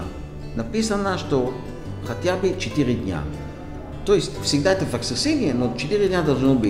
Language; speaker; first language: Russian; non-native, fluent; Hebrew